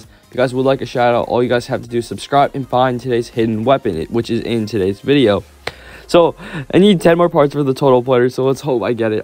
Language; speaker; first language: English; native; English